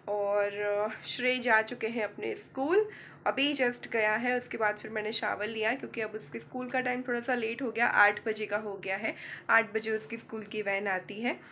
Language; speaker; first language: Hindi; native; Hindi